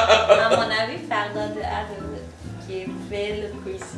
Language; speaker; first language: French; non-native, learner; Persian